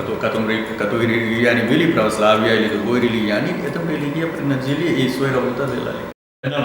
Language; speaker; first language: Russian; non-native, learner; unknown